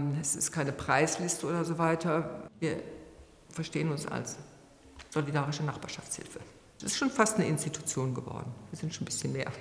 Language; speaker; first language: German; native; German